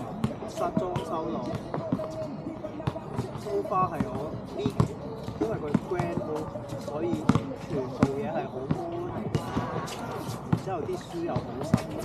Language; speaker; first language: Cantonese; native; Cantonese